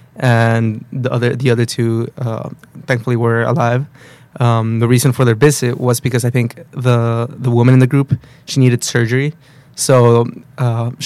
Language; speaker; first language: English; early bilingual, other home language; Spanish